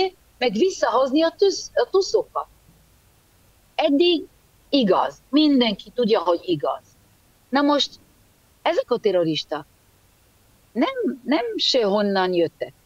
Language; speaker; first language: Hungarian; early bilingual, heritage; Hebrew